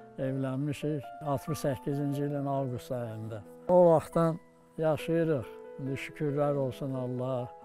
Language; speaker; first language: Azerbaijani; non-native, local second language; Avaric